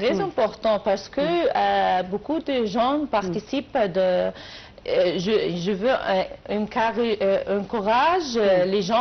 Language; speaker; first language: French; non-native, learner; Arabic